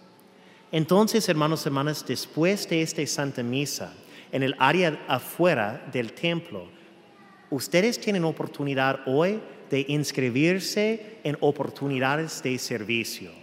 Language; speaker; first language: Spanish; non-native, fluent; English